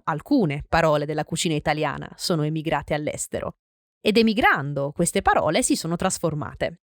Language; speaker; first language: Italian; native; Italian